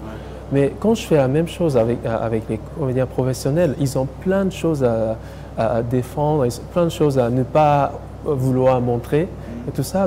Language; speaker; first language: French; non-native, fluent; English